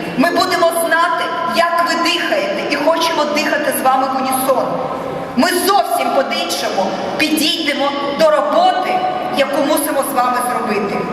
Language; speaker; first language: Ukrainian; non-native, local second language; Russian